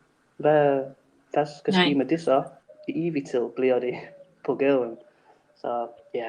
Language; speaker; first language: Danish; non-native, fluent; English